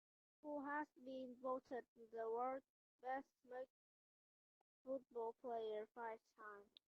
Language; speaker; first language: English; non-native, learner; Vietnamese